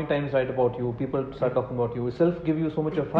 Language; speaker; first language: English; non-native, local second language; Punjabi